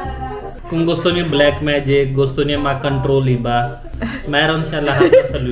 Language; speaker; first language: Filipino; non-native, learner; Hindi